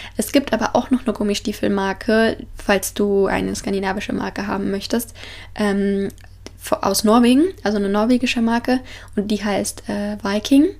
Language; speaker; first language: German; native; German